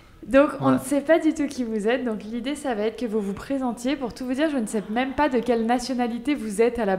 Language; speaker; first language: French; native; French